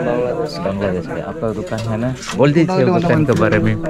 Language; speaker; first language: Hindi; non-native, local second language; Malayalam